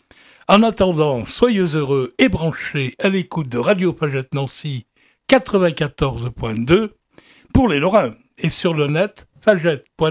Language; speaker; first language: French; native; French